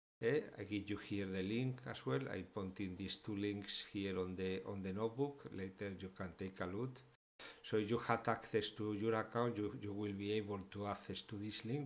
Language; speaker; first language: English; non-native, fluent; Spanish